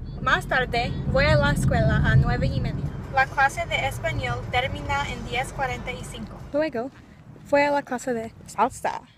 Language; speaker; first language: Spanish; non-native, learner; English